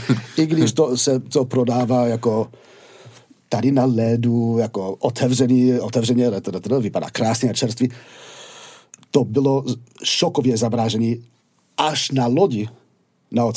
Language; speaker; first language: Czech; non-native, fluent; English